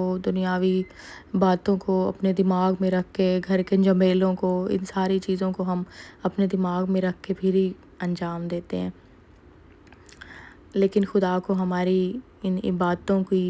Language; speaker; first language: Urdu; native; Urdu